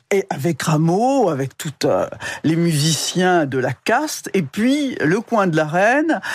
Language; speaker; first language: French; native; French